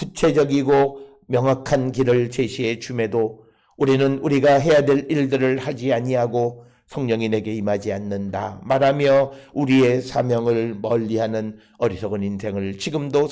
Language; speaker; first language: Korean; native; Korean